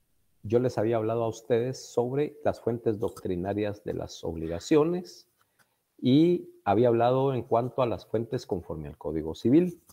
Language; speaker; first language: Spanish; native; Spanish